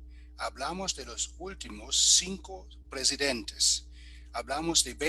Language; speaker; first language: Spanish; non-native, fluent; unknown